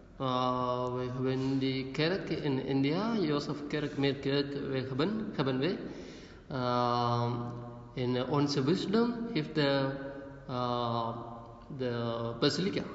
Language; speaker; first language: Dutch; non-native, learner; Malayalam